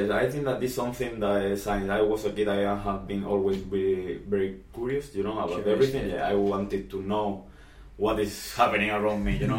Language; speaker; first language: English; non-native, fluent; Spanish